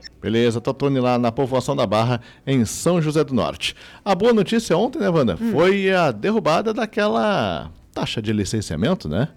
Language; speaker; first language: Portuguese; native; Portuguese